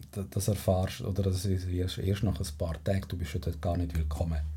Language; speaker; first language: German; non-native, fluent; Spanish